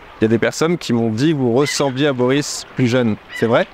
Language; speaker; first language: French; native; French